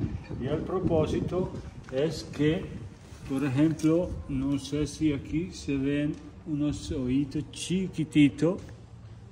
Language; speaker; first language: Spanish; non-native, fluent; Italian